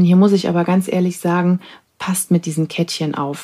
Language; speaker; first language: German; native; German